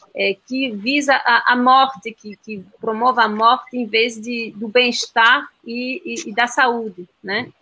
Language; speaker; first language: Portuguese; non-native, fluent; French